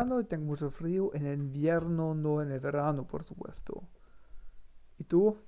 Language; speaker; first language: Spanish; non-native, learner; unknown